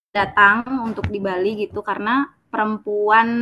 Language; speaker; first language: Indonesian; native; Indonesian